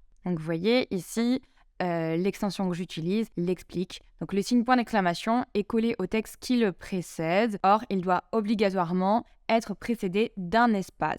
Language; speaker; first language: French; native; French